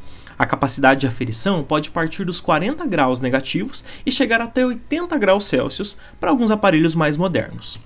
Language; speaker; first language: Portuguese; native; Portuguese